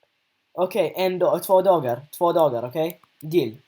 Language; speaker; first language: Swedish; early bilingual, other home language; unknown